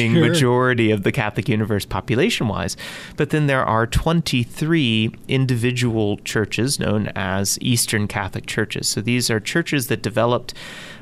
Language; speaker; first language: English; native; English